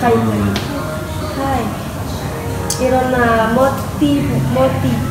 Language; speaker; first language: Japanese; non-native, learner; Indonesian